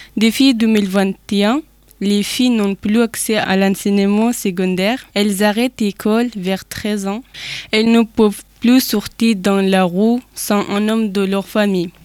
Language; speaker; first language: French; non-native, learner; Persian